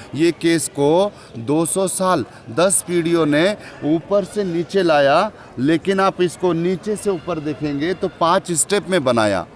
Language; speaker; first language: Hindi; non-native, local second language; Marathi